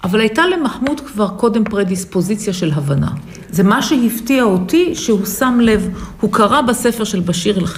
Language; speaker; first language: Hebrew; native; Hebrew